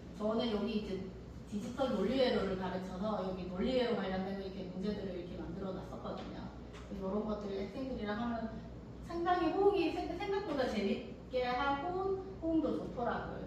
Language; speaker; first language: Korean; native; Korean